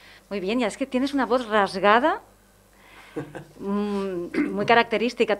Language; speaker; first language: Spanish; native; Spanish